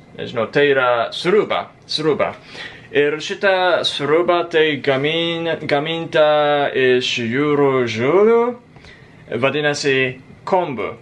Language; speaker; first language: Lithuanian; non-native, learner; Japanese